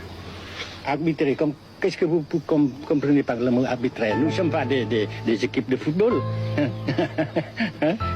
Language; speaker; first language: French; non-native, fluent; Vietnamese